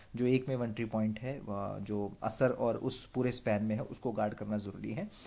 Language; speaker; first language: Hindi; non-native, local second language; Marathi